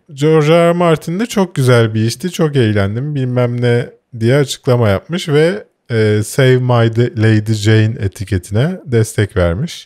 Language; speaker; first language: Turkish; native; Turkish